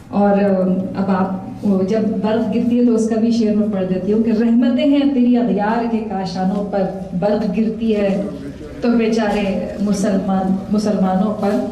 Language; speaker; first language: Urdu; native; Urdu